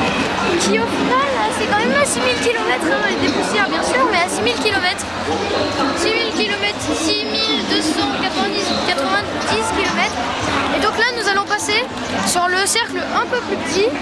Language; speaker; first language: French; native; French